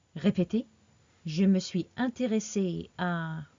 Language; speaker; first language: French; non-native, fluent; English